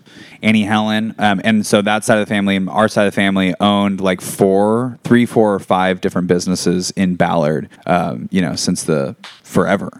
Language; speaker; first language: English; native; English